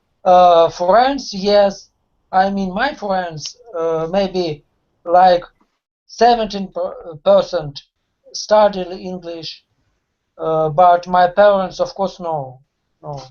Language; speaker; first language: English; non-native, learner; Russian